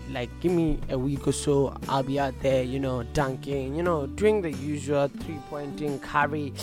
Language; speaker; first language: English; non-native, local second language; Tswana